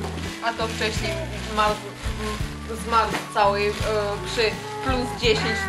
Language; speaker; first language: Polish; non-native, fluent; Ukrainian